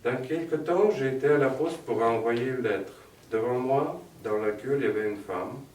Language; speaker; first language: French; non-native, fluent; Russian